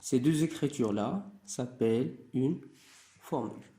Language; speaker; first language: French; non-native, local second language; Arabic